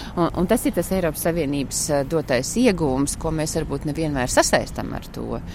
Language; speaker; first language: Latvian; native; Latvian